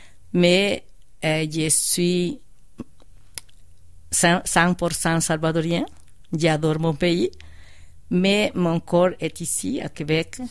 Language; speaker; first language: French; non-native, fluent; Spanish